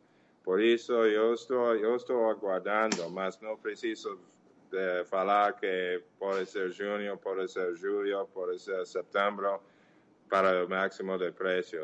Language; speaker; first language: Portuguese; non-native, learner; English